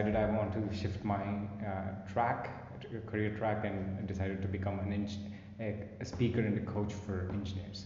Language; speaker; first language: English; non-native, local second language; Telugu